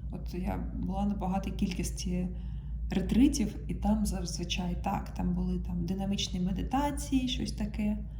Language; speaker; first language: Ukrainian; non-native, local second language; Russian